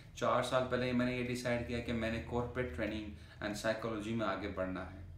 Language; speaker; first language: Urdu; non-native, fluent; Persian